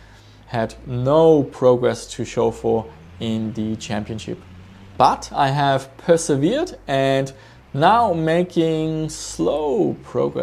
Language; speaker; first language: English; non-native, fluent; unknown